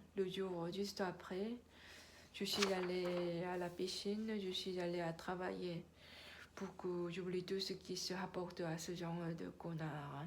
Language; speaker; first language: French; non-native, learner; Korean